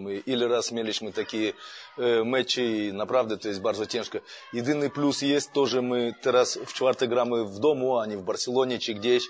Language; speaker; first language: Polish; non-native, fluent; Russian